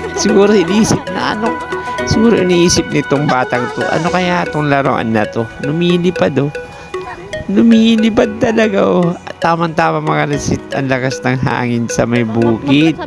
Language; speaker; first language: Filipino; non-native, local second language; Pangasinan